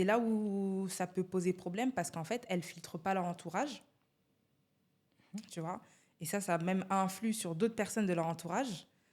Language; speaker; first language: French; native; French